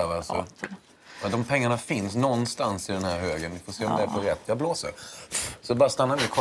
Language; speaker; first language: Swedish; native; Swedish